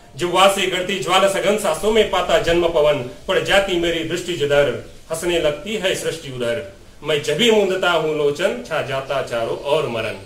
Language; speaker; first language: Hindi; non-native, local second language; Marathi